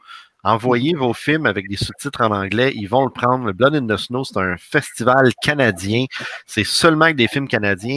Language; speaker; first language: French; native; French